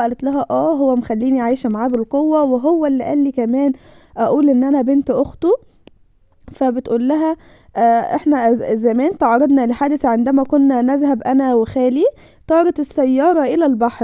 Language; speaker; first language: Arabic; native; Arabic